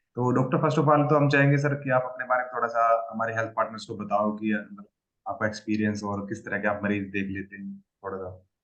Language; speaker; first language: Hindi; native; Hindi